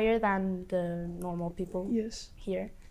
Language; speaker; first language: English; non-native, fluent; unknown